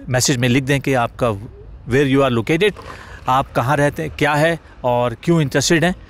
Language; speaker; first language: Urdu; native; Urdu